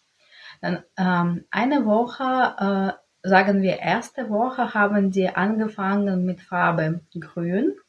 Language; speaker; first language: German; non-native, learner; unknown